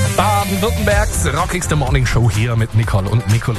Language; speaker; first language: German; native; German